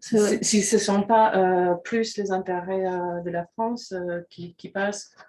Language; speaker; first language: French; non-native, fluent; Polish